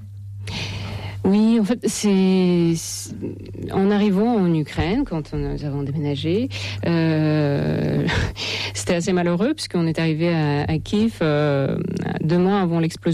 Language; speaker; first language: French; non-native, fluent; Russian